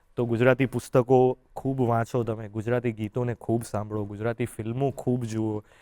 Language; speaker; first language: Gujarati; native; Gujarati